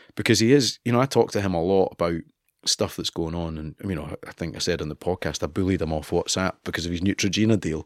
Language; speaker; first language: English; native; English